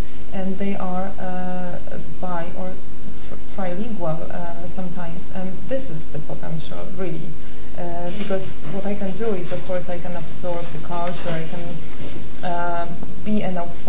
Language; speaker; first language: English; non-native, fluent; Polish